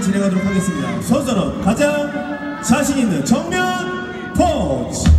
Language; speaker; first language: Korean; native; Korean